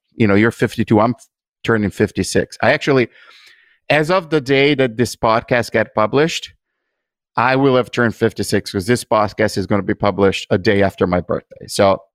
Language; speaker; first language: English; non-native, fluent; Italian